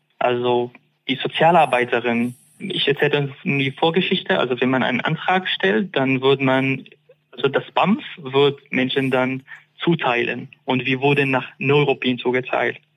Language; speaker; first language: German; non-native, fluent; Arabic